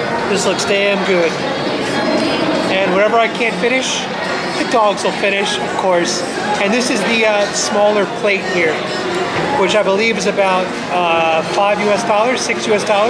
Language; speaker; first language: English; native; English